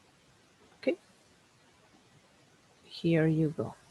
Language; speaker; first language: English; non-native, fluent; Spanish